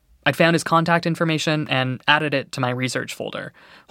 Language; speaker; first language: English; native; English